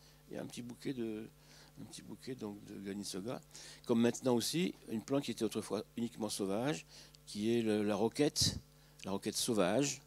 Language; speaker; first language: French; native; French